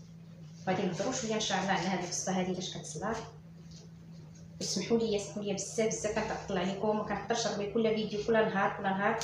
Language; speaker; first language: Arabic; native; Arabic